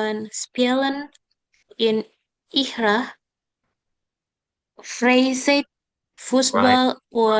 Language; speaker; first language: German; non-native, learner; Indonesian